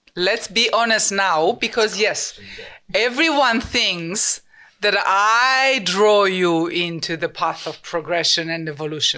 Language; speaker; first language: English; non-native, fluent; Romanian